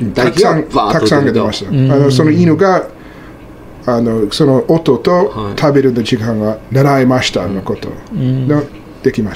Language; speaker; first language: Japanese; non-native, learner; English